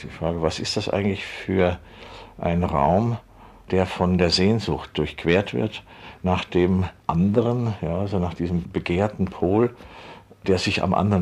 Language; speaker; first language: German; native; German